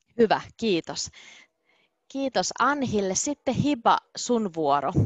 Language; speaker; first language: Finnish; native; Finnish